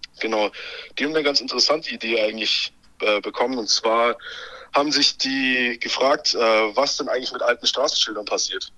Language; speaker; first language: German; native; German